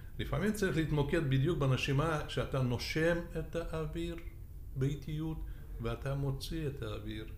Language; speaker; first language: Hebrew; non-native, fluent; Russian